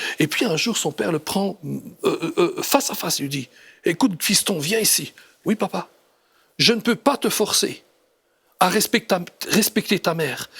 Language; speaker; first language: French; native; French